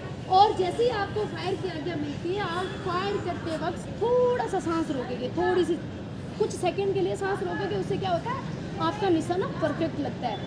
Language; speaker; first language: Hindi; native; Hindi